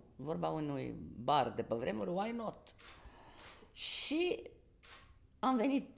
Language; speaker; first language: Romanian; native; Romanian